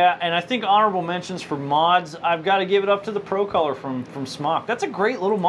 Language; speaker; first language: English; native; English